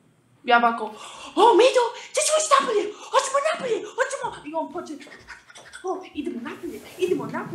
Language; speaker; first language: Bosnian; early bilingual, heritage; English